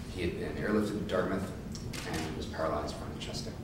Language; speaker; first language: English; native; English